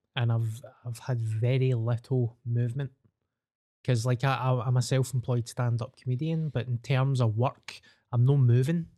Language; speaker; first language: English; native; English